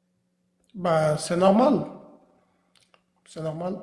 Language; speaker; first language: French; non-native, local second language; Wolof